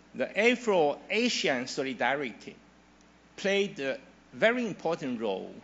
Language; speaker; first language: English; non-native, fluent; Chinese